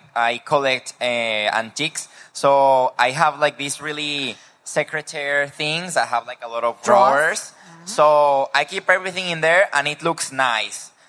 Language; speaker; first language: English; non-native, fluent; Spanish